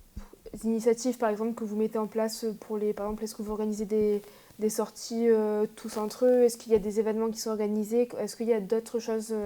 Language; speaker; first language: French; native; French